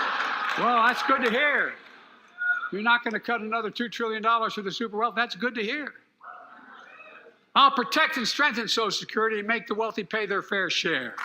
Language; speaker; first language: English; native; English